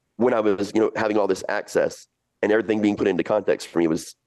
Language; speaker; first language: English; early bilingual, other home language; Italian